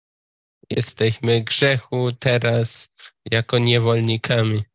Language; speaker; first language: Polish; non-native, fluent; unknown